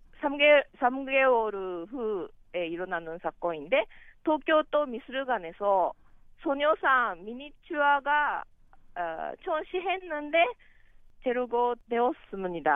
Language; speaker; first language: Korean; non-native, learner; Japanese